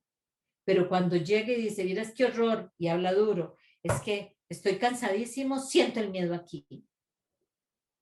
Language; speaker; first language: Spanish; native; Spanish